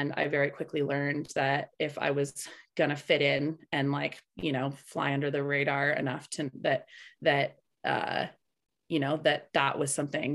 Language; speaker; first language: English; early bilingual, other home language; Spanish